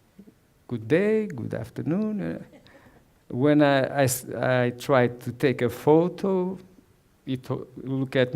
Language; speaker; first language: English; non-native, learner; Portuguese